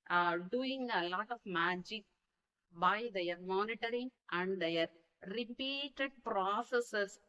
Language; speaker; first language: English; non-native, local second language; Tamil